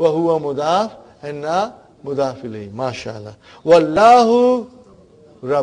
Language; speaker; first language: Arabic; non-native, fluent; Urdu